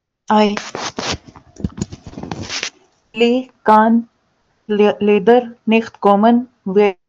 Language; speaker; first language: German; non-native, learner; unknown